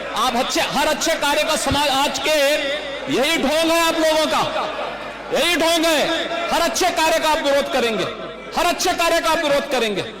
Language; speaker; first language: Hindi; native; Hindi